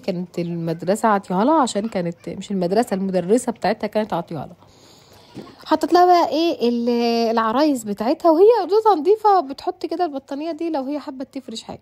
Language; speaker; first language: Arabic; native; Arabic